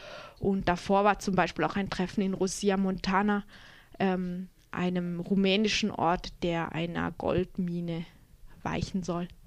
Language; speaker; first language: German; native; German